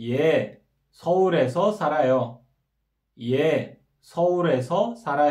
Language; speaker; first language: Korean; non-native, fluent; Kyrgyz